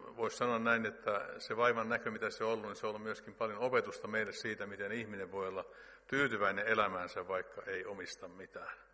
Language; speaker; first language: Finnish; native; Finnish